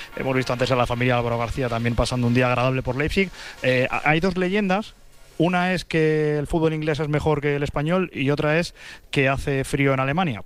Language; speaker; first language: Spanish; native; Spanish